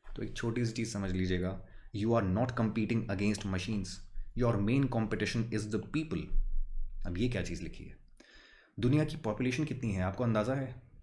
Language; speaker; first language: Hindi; native; Hindi